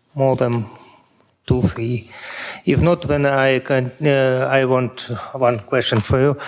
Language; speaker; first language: English; non-native, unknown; Russian